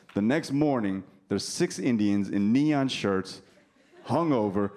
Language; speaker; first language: English; native; English